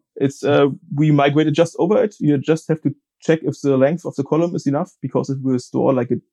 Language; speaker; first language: English; non-native, fluent; German